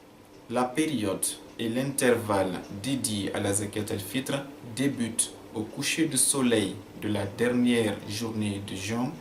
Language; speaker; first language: French; non-native, local second language; Fula